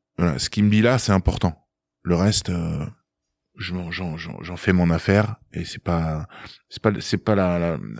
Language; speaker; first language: French; native; French